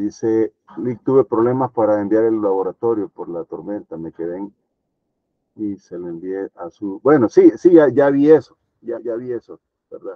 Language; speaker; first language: Spanish; native; Spanish